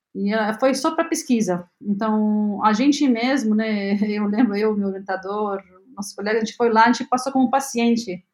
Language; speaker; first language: Portuguese; non-native, fluent; Arabic